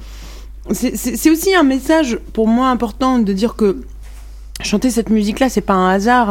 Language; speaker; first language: French; non-native, local second language; Arabic